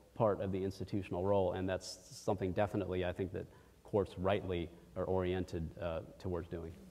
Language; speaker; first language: English; early bilingual, other home language; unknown